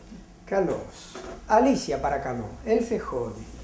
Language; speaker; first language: Greek; non-native, fluent; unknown